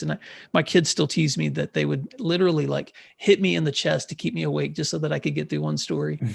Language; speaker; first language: English; native; English